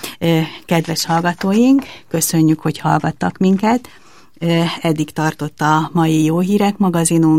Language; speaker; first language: Hungarian; native; Hungarian